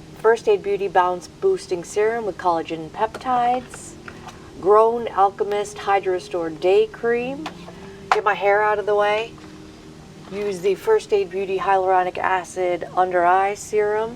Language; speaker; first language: English; native; English